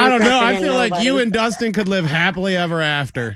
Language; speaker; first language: English; native; English